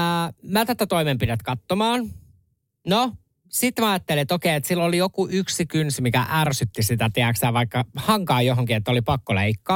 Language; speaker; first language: Finnish; native; Finnish